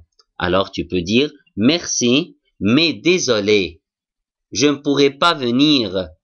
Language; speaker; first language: French; non-native, fluent; Arabic